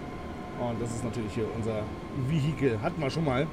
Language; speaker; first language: German; native; German